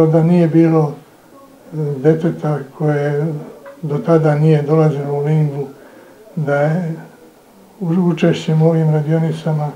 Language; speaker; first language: Croatian; native; Croatian